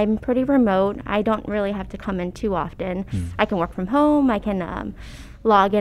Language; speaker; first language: English; early bilingual, other home language; Cantonese